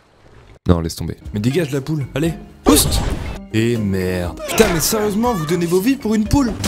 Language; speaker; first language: French; native; French